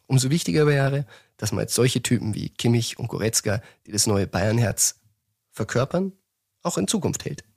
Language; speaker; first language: German; native; German